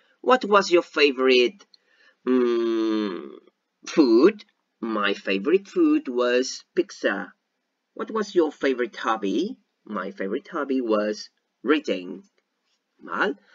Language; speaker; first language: English; non-native, fluent; Catalan